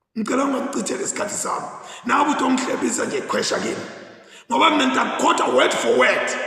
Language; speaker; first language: Zulu; non-native, local second language; Swati